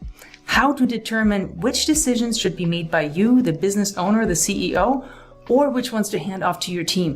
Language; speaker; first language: English; native; English